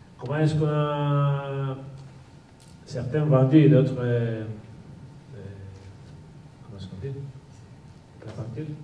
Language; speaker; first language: French; non-native, fluent; Basque